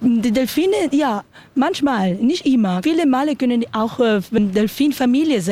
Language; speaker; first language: German; non-native, learner; Spanish